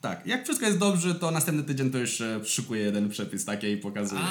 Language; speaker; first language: Polish; non-native, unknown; Romanian